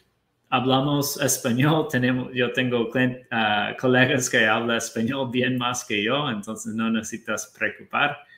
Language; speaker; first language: Spanish; non-native, fluent; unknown